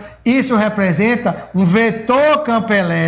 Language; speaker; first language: Portuguese; native; Portuguese